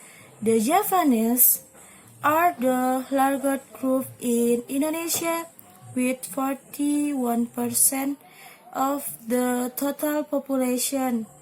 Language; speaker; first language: English; non-native, learner; Indonesian